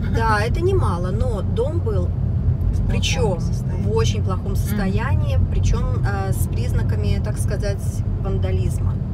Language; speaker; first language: Russian; native; Russian